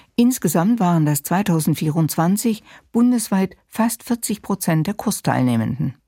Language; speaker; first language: German; native; German